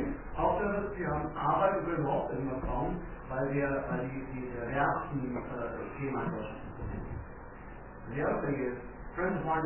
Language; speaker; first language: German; non-native, fluent; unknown